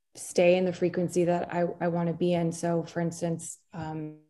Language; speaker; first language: English; native; English